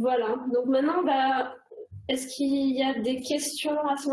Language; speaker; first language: French; native; French